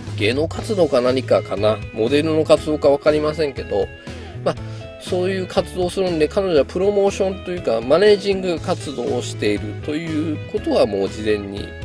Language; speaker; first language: Japanese; native; Japanese